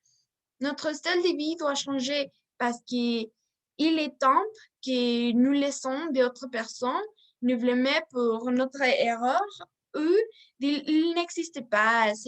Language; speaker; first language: French; non-native, learner; Spanish